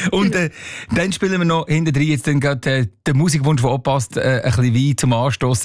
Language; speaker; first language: German; native; German